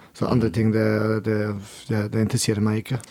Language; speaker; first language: Norwegian; non-native, learner; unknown